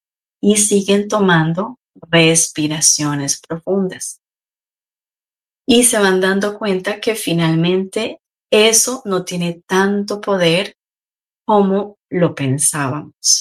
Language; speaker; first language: Spanish; native; Spanish